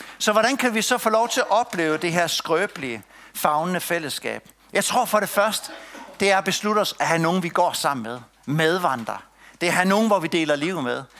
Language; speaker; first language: Danish; native; Danish